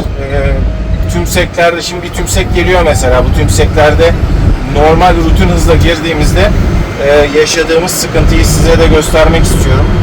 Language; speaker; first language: Turkish; native; Turkish